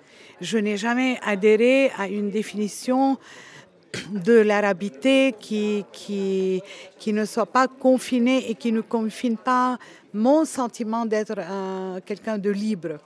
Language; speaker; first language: French; non-native, local second language; Arabic